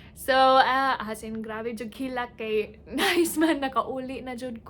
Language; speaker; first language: Cebuano; non-native, local second language; English